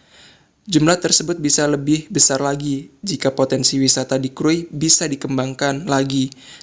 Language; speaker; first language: Indonesian; native; Indonesian